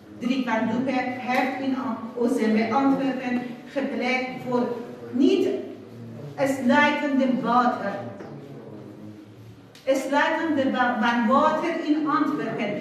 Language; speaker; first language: Dutch; non-native, fluent; Persian